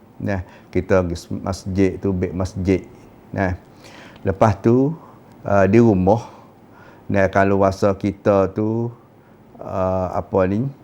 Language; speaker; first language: Malay; native; Malay